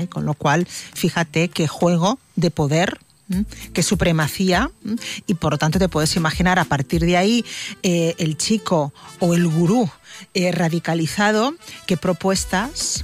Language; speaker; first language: Spanish; native; Spanish